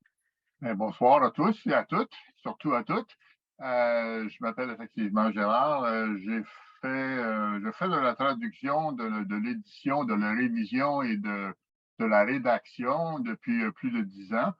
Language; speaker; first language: French; native; French